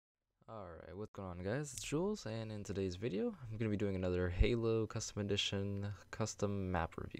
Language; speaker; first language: English; native; English